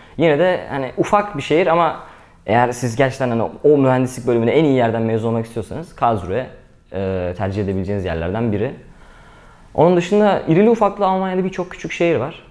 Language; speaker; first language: Turkish; native; Turkish